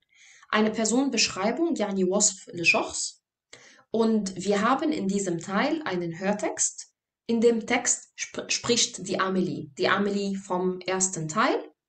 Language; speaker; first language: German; non-native, fluent; Arabic